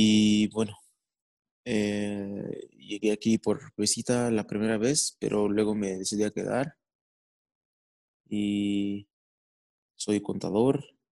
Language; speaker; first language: Spanish; non-native, fluent; Arabic